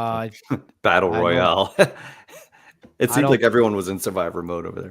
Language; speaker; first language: English; native; English